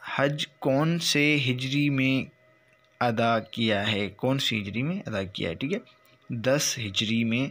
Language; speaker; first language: Urdu; non-native, local second language; Sindhi